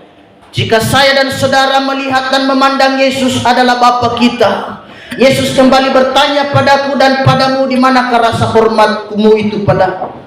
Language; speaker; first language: Indonesian; native; Indonesian